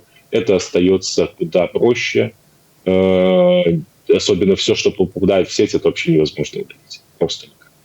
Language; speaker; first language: Russian; native; Russian